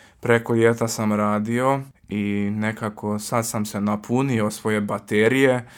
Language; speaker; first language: Croatian; early bilingual, heritage; Croatian